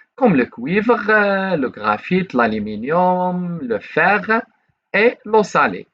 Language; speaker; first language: French; non-native, local second language; Arabic